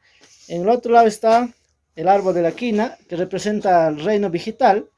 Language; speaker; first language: Spanish; native; Spanish